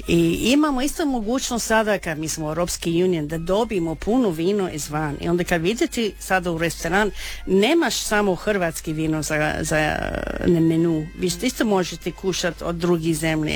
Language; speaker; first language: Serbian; non-native, learner; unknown